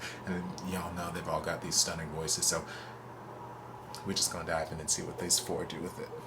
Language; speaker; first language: English; native; English